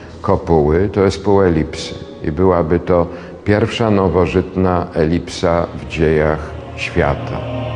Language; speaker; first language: Polish; native; Polish